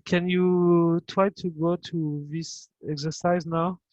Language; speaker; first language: English; non-native, fluent; French